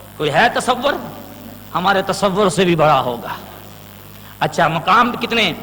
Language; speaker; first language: Urdu; non-native, local second language; Punjabi